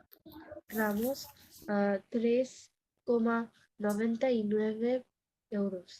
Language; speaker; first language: Spanish; non-native, learner; Bangla